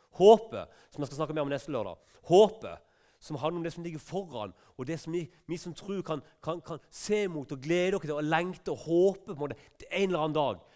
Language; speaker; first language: Norwegian; native; Norwegian